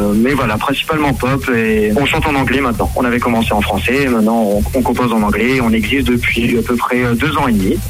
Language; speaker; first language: French; native; French